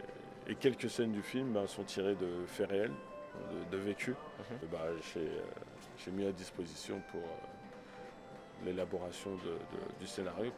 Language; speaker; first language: French; native; French